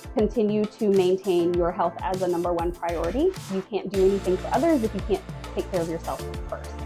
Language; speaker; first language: English; native; English